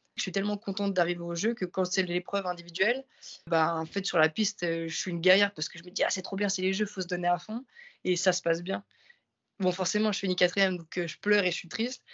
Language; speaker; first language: French; native; French